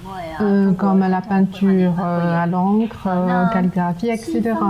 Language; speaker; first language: French; non-native, learner; Chinese